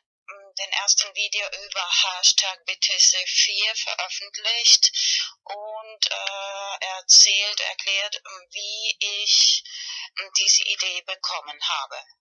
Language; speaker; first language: German; non-native, learner; Spanish